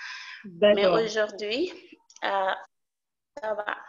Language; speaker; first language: French; non-native, local second language; Wolof